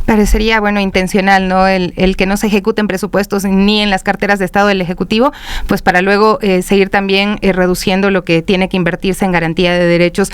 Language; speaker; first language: Spanish; native; Spanish